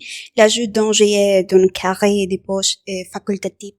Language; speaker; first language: French; non-native, learner; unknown